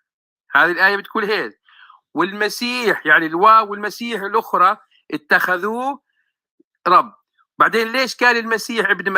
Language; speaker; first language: Arabic; native; Arabic